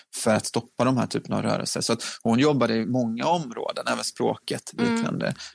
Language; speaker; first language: Swedish; native; Swedish